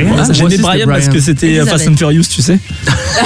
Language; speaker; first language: French; native; French